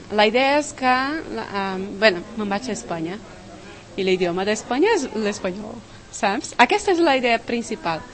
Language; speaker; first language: Catalan; non-native, fluent; Portuguese